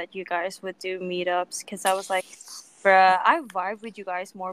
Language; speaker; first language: English; non-native, local second language; Cebuano